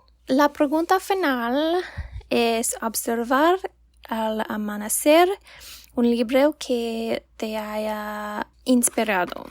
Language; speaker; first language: Spanish; non-native, learner; English